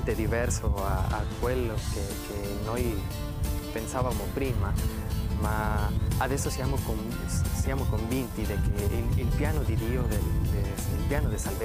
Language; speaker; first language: Italian; non-native, learner; Spanish